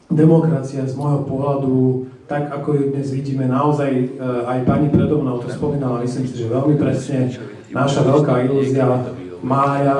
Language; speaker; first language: Slovak; native; Slovak